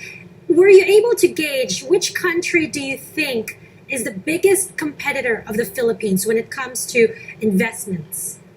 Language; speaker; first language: English; non-native, local second language; Filipino